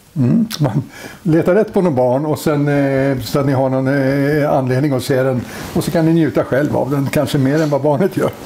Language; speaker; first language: Swedish; native; Swedish